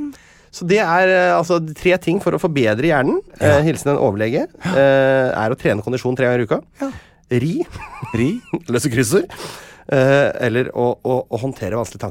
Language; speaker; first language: Norwegian; native; Norwegian